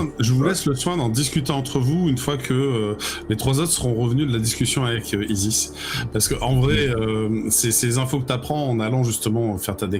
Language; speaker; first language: French; native; French